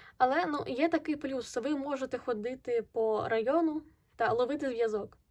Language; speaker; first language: Ukrainian; non-native, local second language; Russian